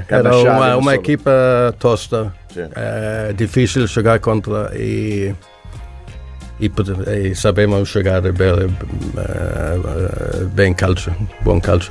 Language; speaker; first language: Italian; non-native, learner; Swedish